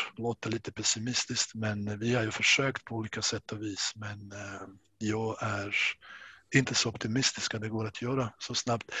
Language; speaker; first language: Swedish; non-native, fluent; Bosnian